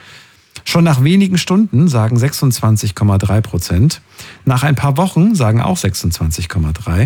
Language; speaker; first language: German; native; German